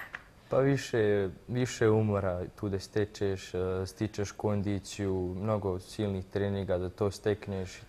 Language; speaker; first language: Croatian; early bilingual, heritage; Croatian